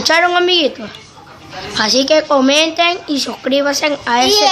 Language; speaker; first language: Spanish; native; Spanish